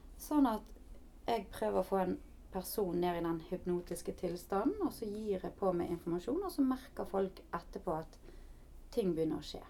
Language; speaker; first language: Norwegian; native; Norwegian